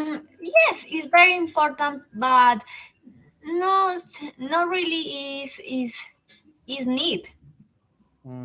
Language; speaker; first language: English; non-native, learner; Spanish